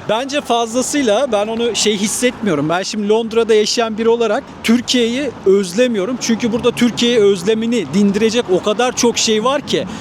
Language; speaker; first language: Turkish; native; Turkish